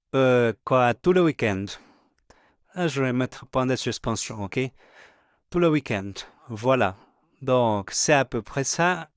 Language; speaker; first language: French; non-native, fluent; Spanish